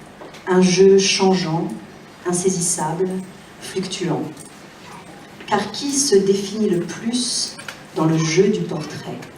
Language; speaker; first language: French; native; French